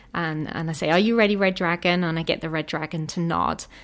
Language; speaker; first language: English; native; English